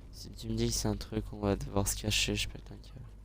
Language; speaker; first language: French; native; French